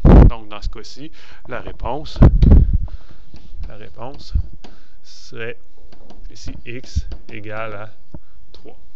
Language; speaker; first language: French; native; French